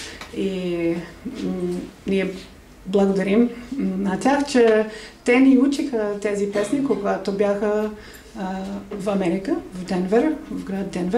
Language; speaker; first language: Bulgarian; non-native, fluent; English